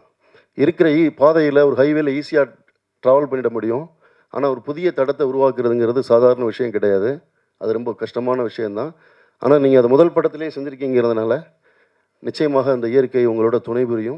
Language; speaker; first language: Tamil; native; Tamil